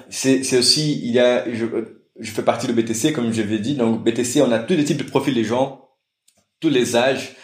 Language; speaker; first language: French; non-native, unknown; Portuguese